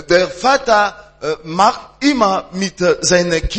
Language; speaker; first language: German; non-native, learner; French